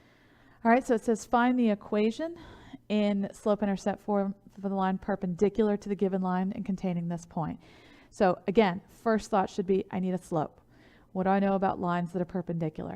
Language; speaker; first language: English; native; English